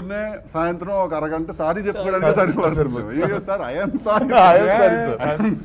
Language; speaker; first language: Telugu; native; Telugu